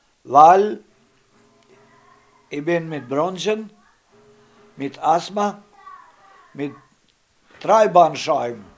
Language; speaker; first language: German; non-native, learner; Romany